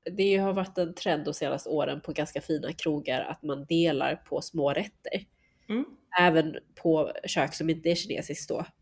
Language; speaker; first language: Swedish; early bilingual, other home language; Chinese